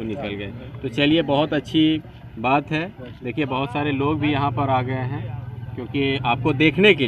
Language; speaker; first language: Hindi; native; Hindi